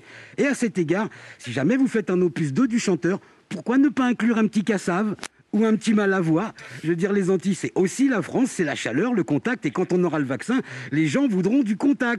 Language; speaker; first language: French; native; French